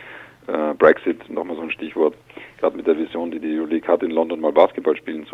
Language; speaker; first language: German; native; German